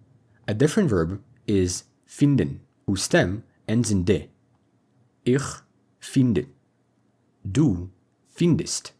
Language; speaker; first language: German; non-native, fluent; English